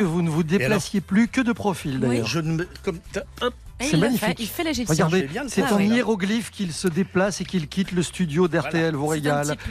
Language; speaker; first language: French; native; French